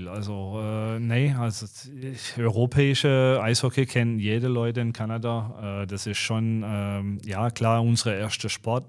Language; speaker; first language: German; non-native, fluent; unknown